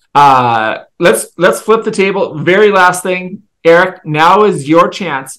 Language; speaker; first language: English; native; English